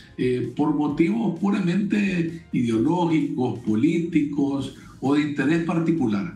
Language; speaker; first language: Spanish; native; Spanish